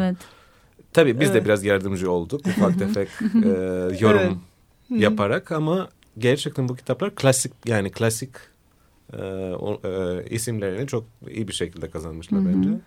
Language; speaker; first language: Turkish; non-native, fluent; Greek